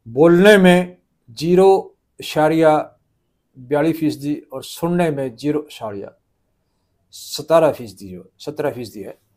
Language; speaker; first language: Hindi; non-native, local second language; Punjabi